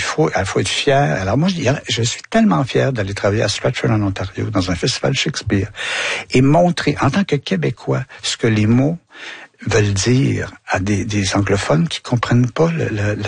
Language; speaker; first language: French; native; French